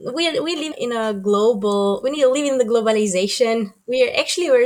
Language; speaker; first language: English; non-native, fluent; Romanian